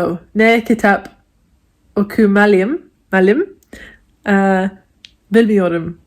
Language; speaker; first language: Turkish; non-native, learner; English